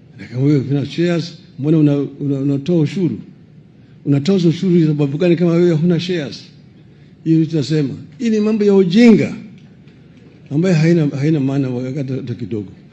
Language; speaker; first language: Swahili; non-native, local second language; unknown